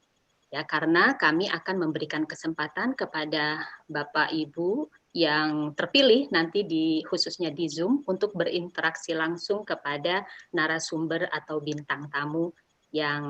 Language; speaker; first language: Indonesian; native; Indonesian